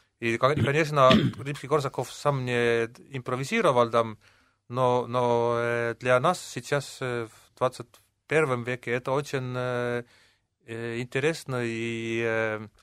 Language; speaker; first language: Russian; non-native, local second language; Estonian